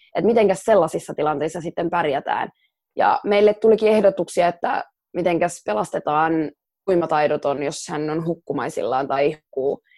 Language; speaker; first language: Finnish; early bilingual, other home language; Somali